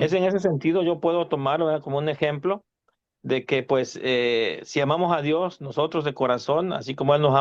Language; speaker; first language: Spanish; native; Spanish